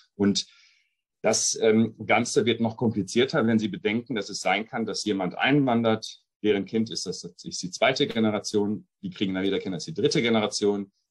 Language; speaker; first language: German; early bilingual, other home language; Arabic